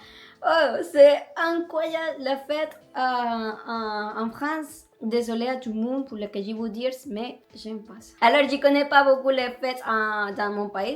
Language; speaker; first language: French; non-native, learner; Spanish